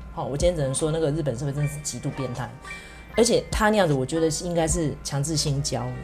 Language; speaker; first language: Chinese; native; Chinese